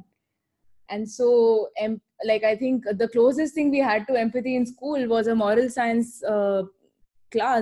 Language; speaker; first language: English; non-native, local second language; Hindi